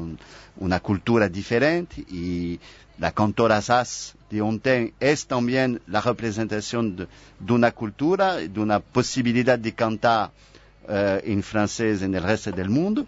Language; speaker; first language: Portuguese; non-native, fluent; French